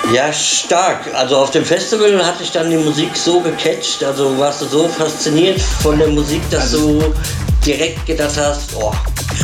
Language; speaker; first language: German; native; German